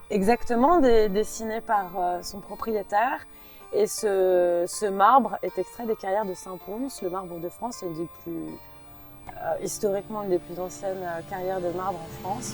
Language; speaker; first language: French; native; French